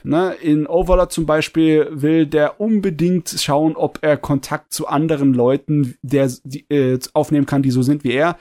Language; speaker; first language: German; native; German